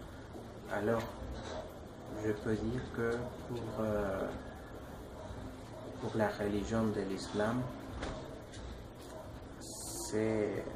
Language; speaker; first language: French; non-native, learner; Spanish